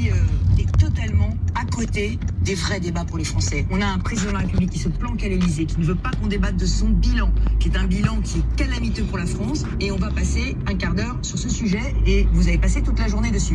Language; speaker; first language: French; native; French